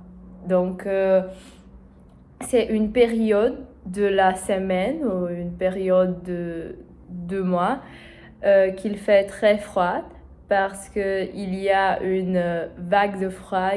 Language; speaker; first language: French; non-native, learner; Portuguese